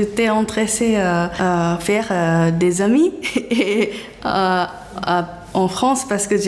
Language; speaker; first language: French; non-native, learner; Japanese